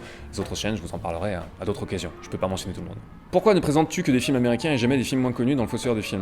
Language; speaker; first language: French; native; French